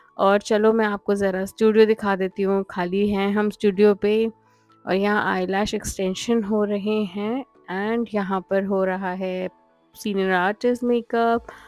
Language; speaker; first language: Hindi; native; Hindi